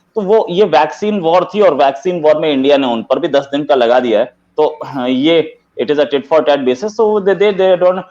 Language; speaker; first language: Hindi; native; Hindi